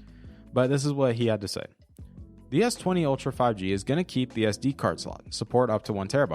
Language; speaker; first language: English; native; English